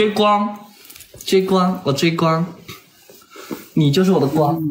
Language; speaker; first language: Chinese; native; Chinese